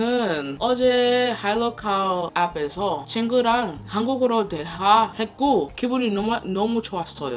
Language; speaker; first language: Korean; non-native, learner; English